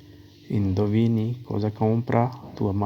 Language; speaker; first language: Italian; non-native, learner; Urdu